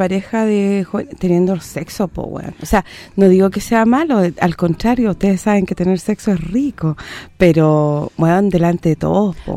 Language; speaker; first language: Spanish; native; Spanish